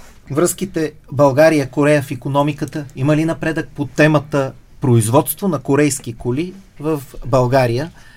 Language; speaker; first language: Bulgarian; native; Bulgarian